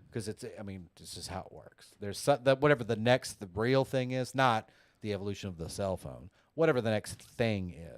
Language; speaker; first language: English; native; English